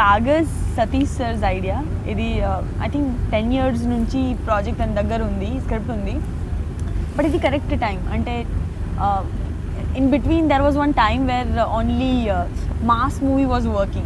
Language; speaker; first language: Telugu; non-native, local second language; Gujarati